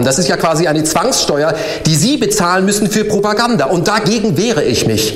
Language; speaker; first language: German; native; German